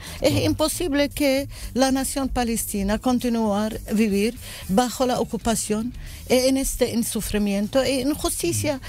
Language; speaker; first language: Spanish; non-native, learner; Arabic